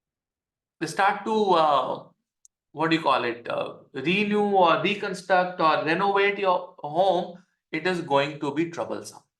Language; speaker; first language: English; non-native, local second language; Hindi